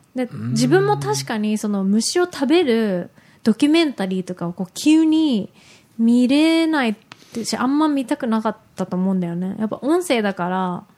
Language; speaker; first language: Japanese; early bilingual, heritage; Japanese